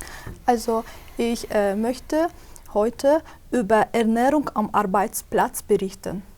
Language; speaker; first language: German; non-native, fluent; Azerbaijani